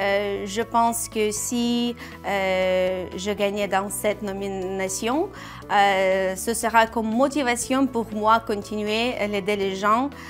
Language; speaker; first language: French; non-native, learner; Ukrainian